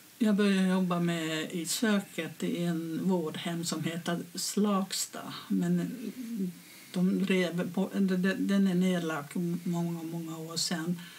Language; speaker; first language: Swedish; non-native, fluent; Finnish